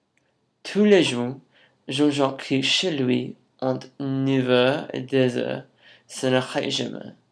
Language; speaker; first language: French; non-native, learner; English